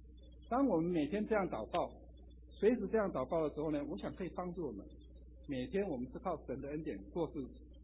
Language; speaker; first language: Chinese; native; Chinese